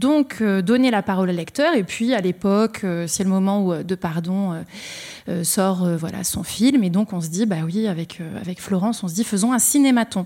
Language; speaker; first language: French; native; French